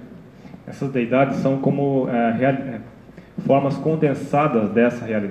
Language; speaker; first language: Portuguese; native; Portuguese